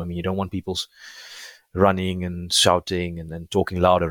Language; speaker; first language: English; non-native, local second language; Afrikaans